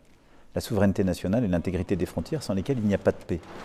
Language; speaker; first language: French; native; French